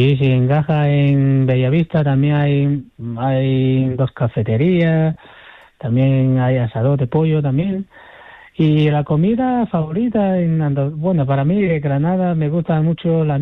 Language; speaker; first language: Spanish; non-native, fluent; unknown